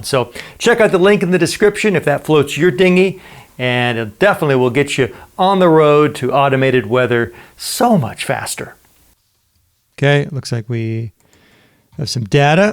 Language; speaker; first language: English; native; English